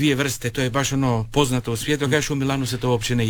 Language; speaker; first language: Serbian; native; Serbian